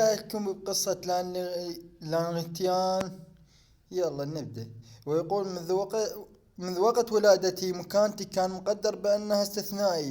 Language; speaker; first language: Arabic; native; Arabic